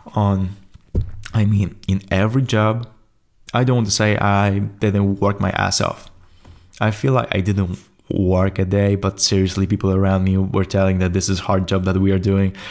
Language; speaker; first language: English; non-native, fluent; Polish